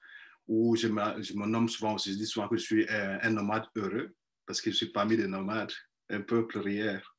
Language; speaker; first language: French; non-native, fluent; Igbo